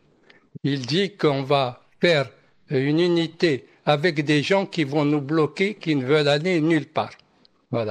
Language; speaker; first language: French; non-native, local second language; Arabic